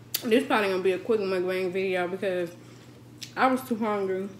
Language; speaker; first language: English; native; English